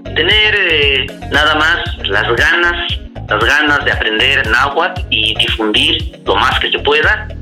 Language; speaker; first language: Spanish; non-native, local second language; Nahuatl languages